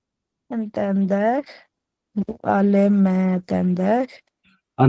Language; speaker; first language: French; non-native, learner; Punjabi